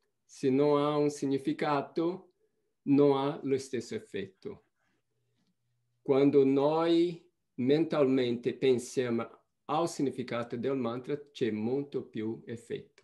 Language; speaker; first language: Italian; non-native, fluent; Portuguese